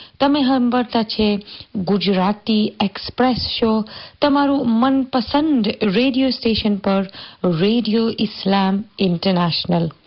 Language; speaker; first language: Gujarati; early bilingual, heritage; Gujarati